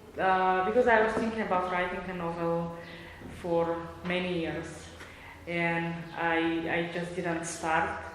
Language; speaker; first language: English; non-native, fluent; Bulgarian